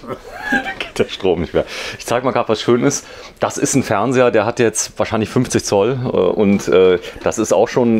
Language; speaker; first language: German; native; German